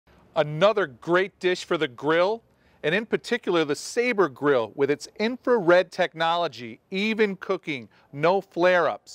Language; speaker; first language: English; native; English